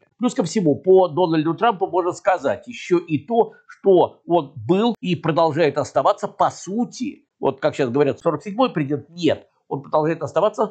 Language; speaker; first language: Russian; native; Russian